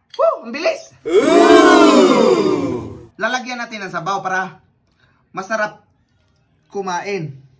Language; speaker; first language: Filipino; non-native, local second language; Cebuano